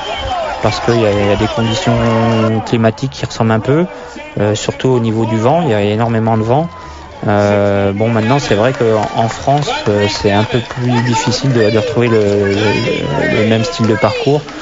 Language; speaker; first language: French; native; French